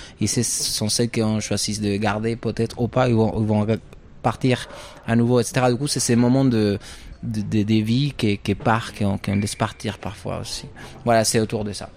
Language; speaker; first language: French; non-native, fluent; Spanish